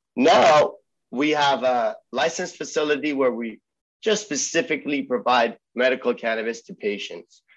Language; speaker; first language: English; early bilingual, other home language; Persian